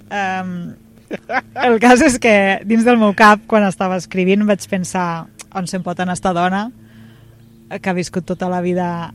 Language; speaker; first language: Catalan; native; Catalan